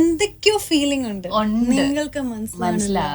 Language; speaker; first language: Malayalam; early bilingual, heritage; Malayalam